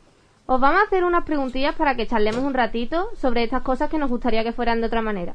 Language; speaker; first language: Spanish; native; Spanish